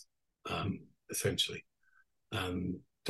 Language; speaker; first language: English; native; English